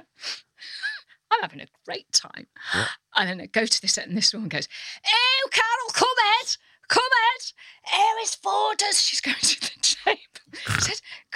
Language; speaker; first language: English; native; English